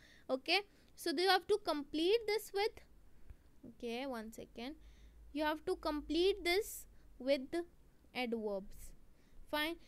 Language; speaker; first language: English; non-native, local second language; Hindi